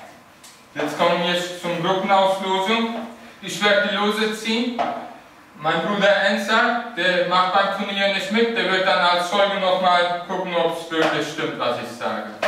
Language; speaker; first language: German; early bilingual, other home language; Turkish